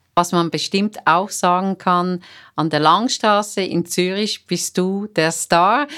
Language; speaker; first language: German; native; German